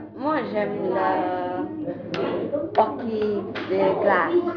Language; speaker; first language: French; non-native, learner; English